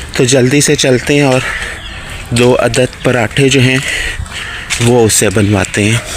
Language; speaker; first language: Urdu; non-native, local second language; Punjabi